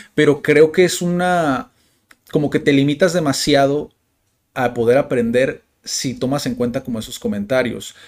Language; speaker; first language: Spanish; native; Spanish